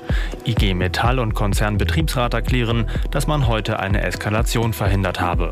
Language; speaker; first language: German; native; German